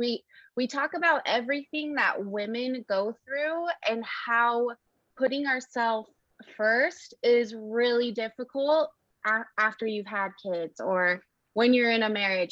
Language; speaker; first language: English; native; English